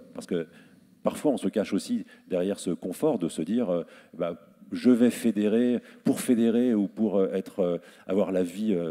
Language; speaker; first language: French; native; French